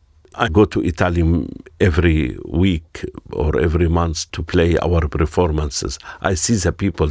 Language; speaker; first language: English; non-native, learner; Arabic